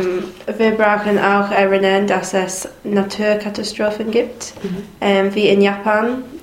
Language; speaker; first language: German; non-native, learner; English